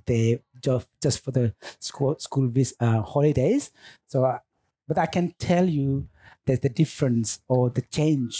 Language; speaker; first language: English; non-native, fluent; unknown